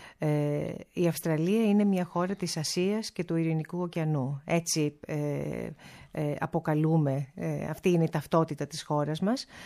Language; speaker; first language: Greek; early bilingual, heritage; Greek